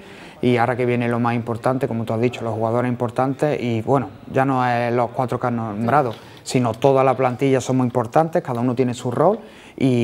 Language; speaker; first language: Spanish; native; Spanish